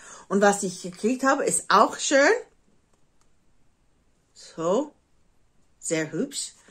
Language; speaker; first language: German; non-native, fluent; English